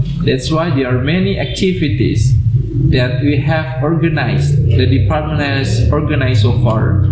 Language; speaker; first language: English; non-native, fluent; Indonesian